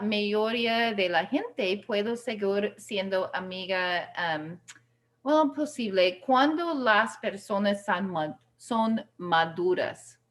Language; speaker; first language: Spanish; non-native, learner; English